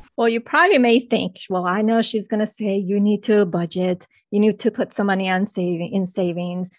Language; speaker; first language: English; early bilingual, other home language; Spanish